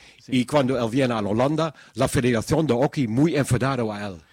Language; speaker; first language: Spanish; non-native, learner; Dutch